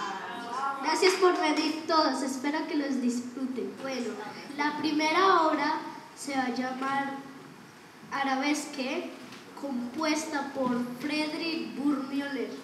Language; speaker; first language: Spanish; early bilingual, other home language; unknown